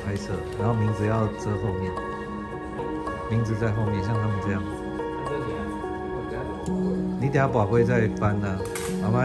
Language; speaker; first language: Chinese; native; Chinese